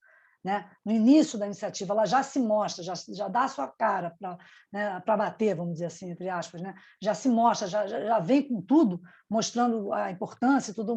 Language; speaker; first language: Portuguese; native; Portuguese